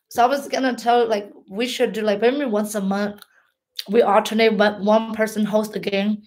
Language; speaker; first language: English; early bilingual, other home language; Hmong